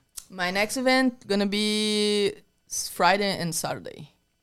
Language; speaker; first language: English; non-native, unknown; Portuguese